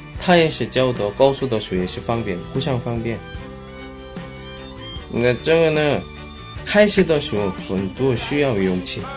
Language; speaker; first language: Chinese; non-native, learner; Korean